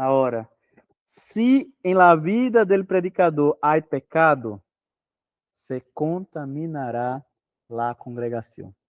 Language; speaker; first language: Spanish; non-native, fluent; Portuguese